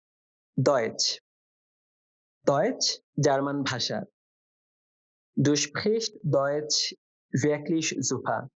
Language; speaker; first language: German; non-native, fluent; Bangla